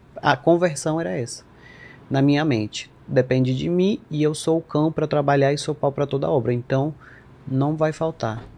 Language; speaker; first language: Portuguese; non-native, fluent; Spanish